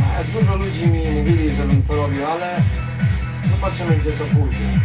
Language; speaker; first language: Polish; early bilingual, heritage; Polish